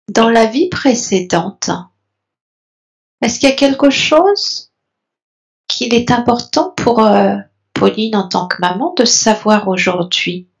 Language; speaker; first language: French; native; French